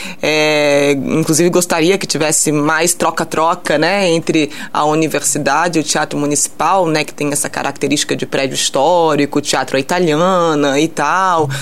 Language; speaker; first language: Portuguese; early bilingual, heritage; Portuguese